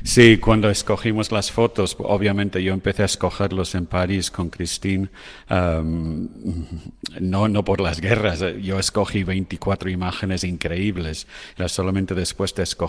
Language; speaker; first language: Spanish; non-native, fluent; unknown